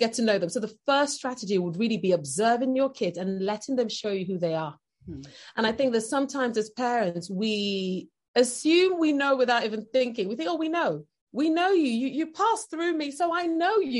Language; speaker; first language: English; non-native, local second language; Yoruba